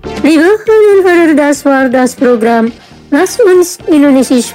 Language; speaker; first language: German; non-native, learner; Indonesian